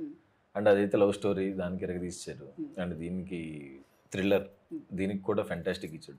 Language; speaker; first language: Telugu; native; Telugu